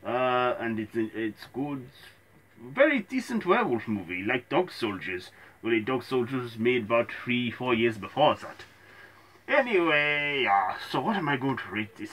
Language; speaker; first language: English; native; English